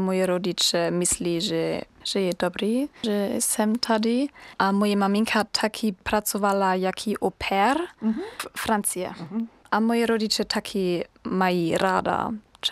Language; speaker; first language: Czech; non-native, learner; German